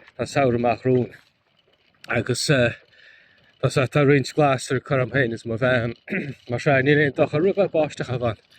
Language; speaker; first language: Irish; native; Irish